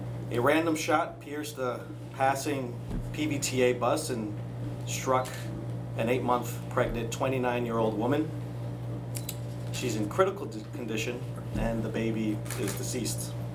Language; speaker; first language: English; early bilingual, other home language; Spanish